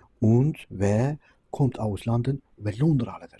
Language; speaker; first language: German; non-native, fluent; Turkish